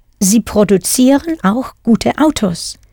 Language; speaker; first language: German; non-native, fluent; English